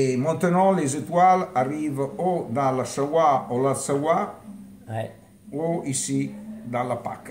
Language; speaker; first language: French; non-native, learner; Italian